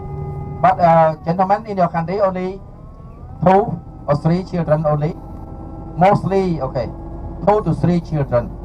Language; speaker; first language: English; non-native, learner; Khmer